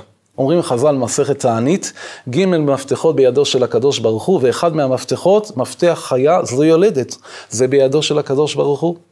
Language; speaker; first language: Hebrew; native; Hebrew